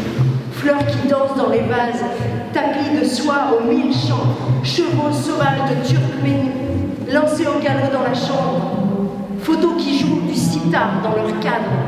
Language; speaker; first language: French; native; French